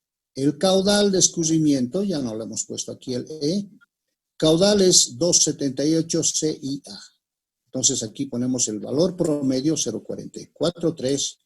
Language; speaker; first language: Spanish; native; Spanish